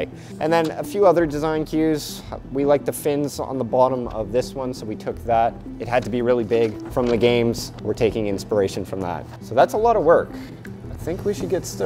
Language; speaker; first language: English; native; English